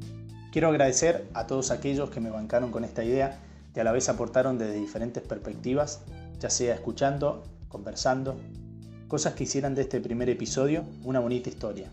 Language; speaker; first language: Spanish; native; Spanish